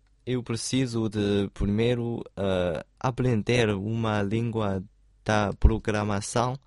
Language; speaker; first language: Portuguese; non-native, fluent; Chinese